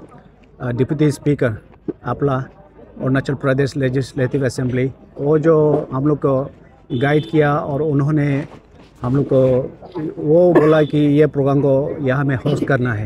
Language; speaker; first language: Hindi; non-native, local second language; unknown